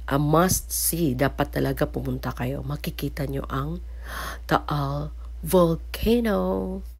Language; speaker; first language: Filipino; native; Filipino